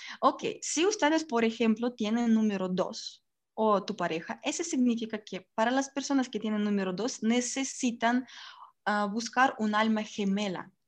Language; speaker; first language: Spanish; non-native, learner; Russian